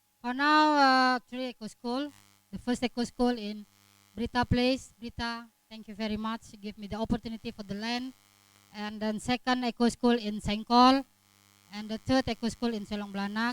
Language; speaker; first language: English; non-native, learner; Indonesian